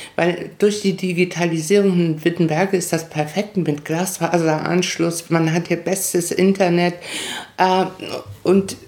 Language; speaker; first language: German; non-native, fluent; Spanish